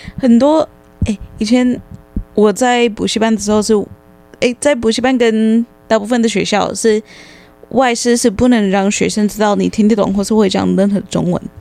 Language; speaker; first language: Chinese; non-native, fluent; English